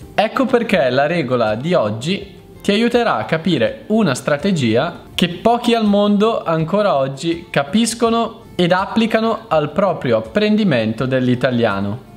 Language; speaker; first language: Italian; native; Italian